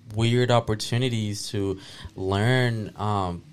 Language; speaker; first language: English; early bilingual, other home language; Spanish